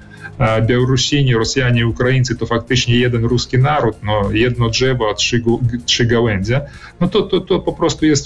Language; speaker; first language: Polish; early bilingual, heritage; Polish